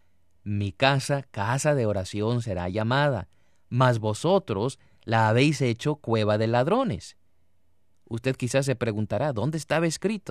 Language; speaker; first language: Spanish; native; Spanish